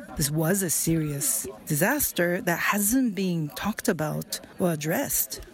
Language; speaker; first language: English; non-native, fluent; Japanese